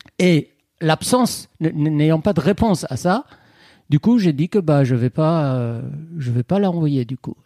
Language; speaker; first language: French; non-native, fluent; Persian